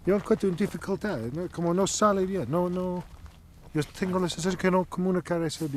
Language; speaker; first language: Spanish; non-native, learner; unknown